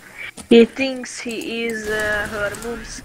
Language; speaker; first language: English; non-native, learner; Hungarian